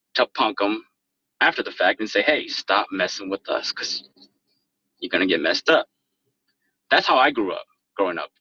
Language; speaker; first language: English; native; English